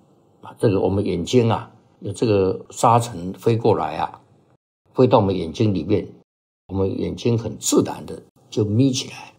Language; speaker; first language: Chinese; native; Chinese